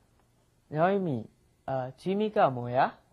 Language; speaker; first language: Korean; non-native, learner; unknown